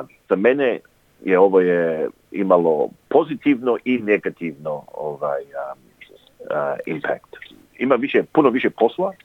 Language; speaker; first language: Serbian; early bilingual, heritage; English